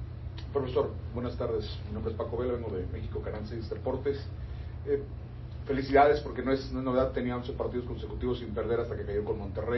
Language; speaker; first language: Spanish; native; Spanish